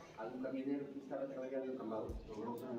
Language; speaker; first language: Spanish; non-native, local second language; Galician